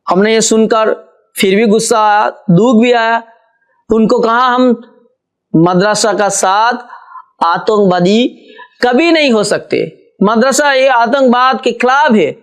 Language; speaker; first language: Hindi; non-native, local second language; Bangla